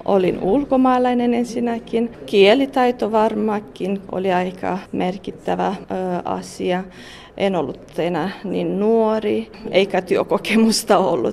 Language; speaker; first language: Finnish; non-native, fluent; Romanian